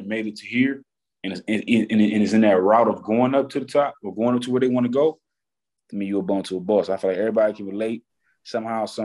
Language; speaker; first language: English; native; English